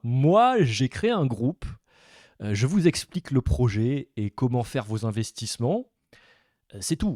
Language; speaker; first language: French; native; French